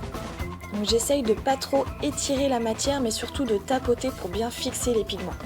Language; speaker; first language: French; native; French